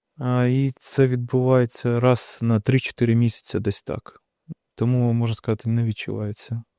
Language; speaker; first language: Ukrainian; non-native, local second language; Russian